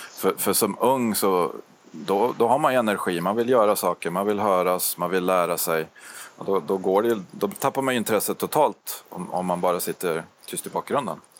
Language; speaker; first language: Swedish; native; Swedish